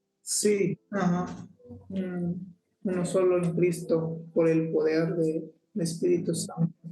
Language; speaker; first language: Spanish; non-native, local second language; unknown